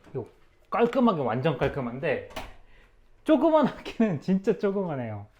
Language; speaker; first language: Korean; native; Korean